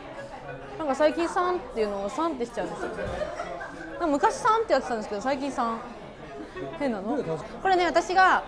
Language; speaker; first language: Japanese; native; Japanese